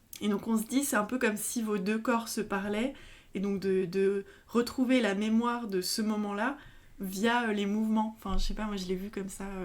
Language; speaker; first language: French; native; French